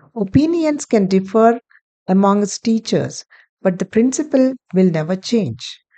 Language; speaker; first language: English; non-native, local second language; Telugu